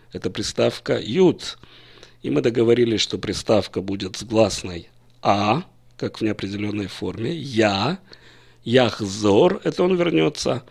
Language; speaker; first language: Russian; native; Russian